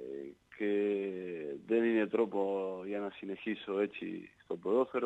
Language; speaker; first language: Greek; non-native, learner; Spanish